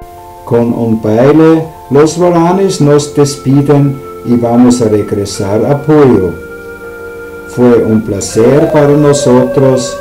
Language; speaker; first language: Spanish; non-native, learner; German